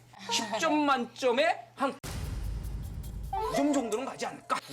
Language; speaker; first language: Korean; native; Korean